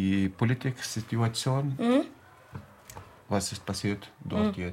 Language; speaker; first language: German; non-native, learner; Arabic